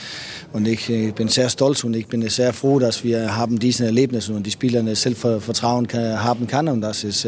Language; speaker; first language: German; non-native, fluent; Danish